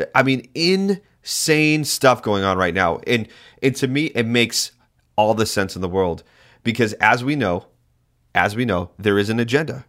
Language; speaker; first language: English; native; English